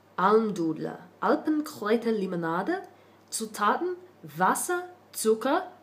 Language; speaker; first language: German; non-native, learner; English